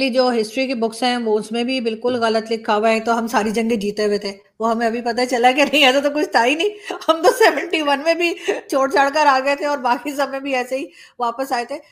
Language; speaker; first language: Urdu; native; Urdu